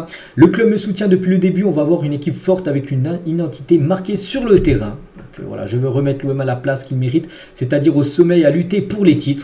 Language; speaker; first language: French; native; French